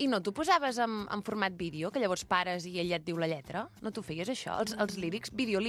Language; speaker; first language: Catalan; native; Catalan